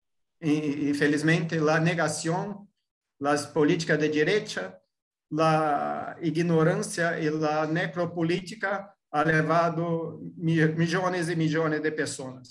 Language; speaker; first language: Portuguese; non-native, fluent; Spanish